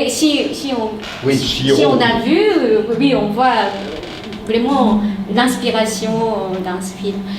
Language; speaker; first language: French; non-native, fluent; Japanese